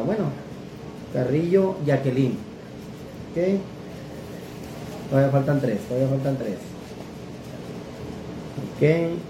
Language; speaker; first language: Spanish; native; Spanish